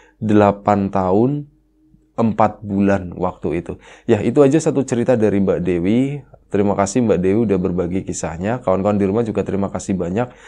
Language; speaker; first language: Indonesian; native; Indonesian